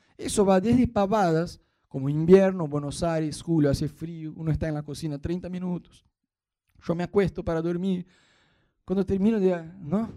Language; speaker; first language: Spanish; non-native, fluent; Portuguese